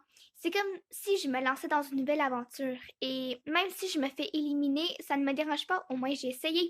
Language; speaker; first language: French; early bilingual, other home language; Chinese